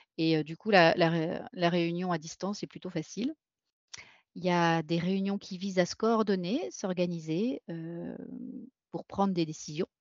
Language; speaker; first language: French; native; French